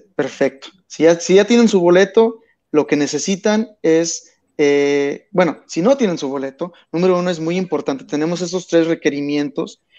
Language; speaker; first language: Spanish; early bilingual, heritage; Spanish